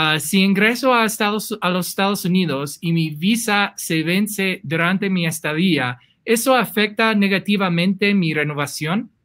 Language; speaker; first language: Spanish; non-native, fluent; English